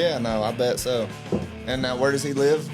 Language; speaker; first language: English; native; English